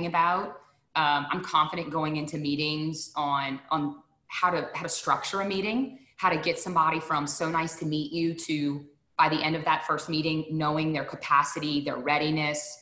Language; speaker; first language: English; native; English